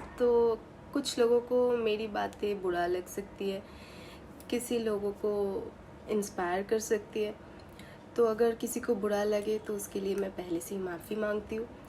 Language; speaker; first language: Hindi; non-native, local second language; Bangla